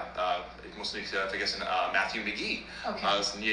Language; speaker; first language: German; non-native, learner; English